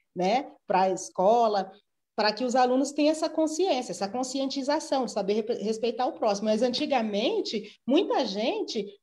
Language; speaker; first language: Portuguese; native; Portuguese